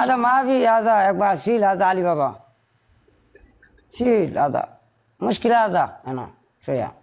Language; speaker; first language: Arabic; non-native, learner; Bangla